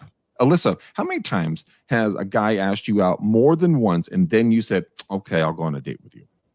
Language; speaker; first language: English; native; English